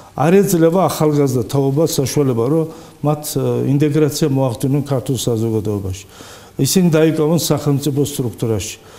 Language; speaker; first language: Georgian; non-native, local second language; Azerbaijani